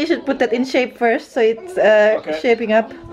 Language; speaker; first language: English; non-native, fluent; Indonesian